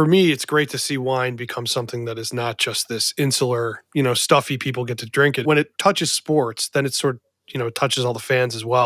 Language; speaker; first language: English; native; English